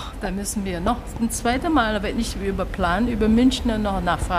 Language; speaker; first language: German; non-native, learner; Chinese